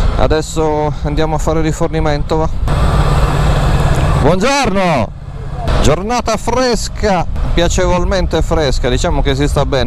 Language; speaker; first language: Italian; native; Italian